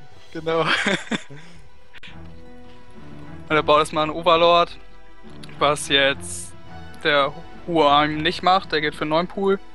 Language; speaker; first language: German; native; German